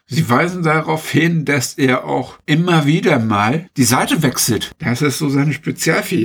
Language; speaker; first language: German; native; German